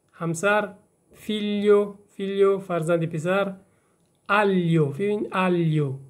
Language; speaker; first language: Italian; non-native, fluent; Persian